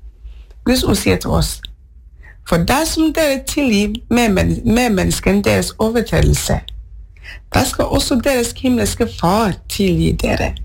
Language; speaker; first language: Norwegian; non-native, fluent; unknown